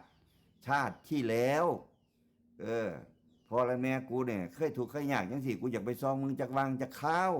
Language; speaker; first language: Thai; non-native, local second language; Lao